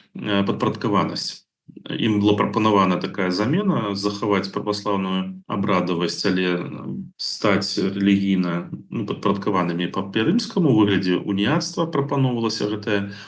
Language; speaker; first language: Belarusian; non-native, local second language; Russian